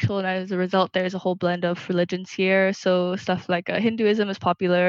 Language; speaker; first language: English; native; English